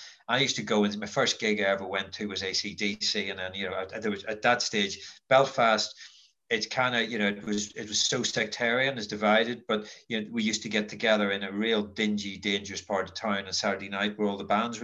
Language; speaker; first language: English; native; English